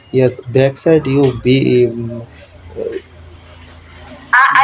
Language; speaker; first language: English; non-native, learner; Bangla